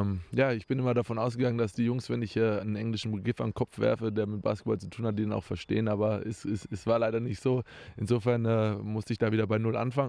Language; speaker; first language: German; native; German